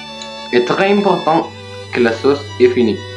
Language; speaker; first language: French; non-native, learner; Spanish